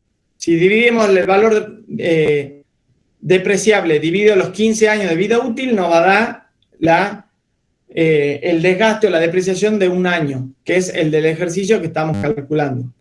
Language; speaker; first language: Spanish; native; Spanish